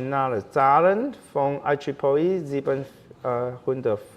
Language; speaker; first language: German; non-native, learner; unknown